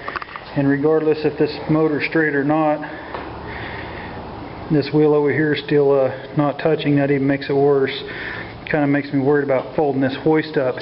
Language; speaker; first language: English; native; English